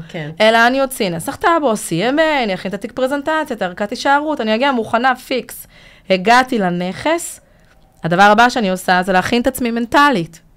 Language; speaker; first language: Hebrew; early bilingual, other home language; Russian